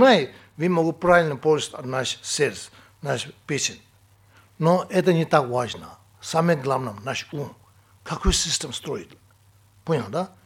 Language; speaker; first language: Russian; non-native, fluent; Tibetan